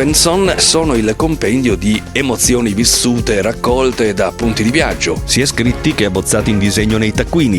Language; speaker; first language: Italian; native; Italian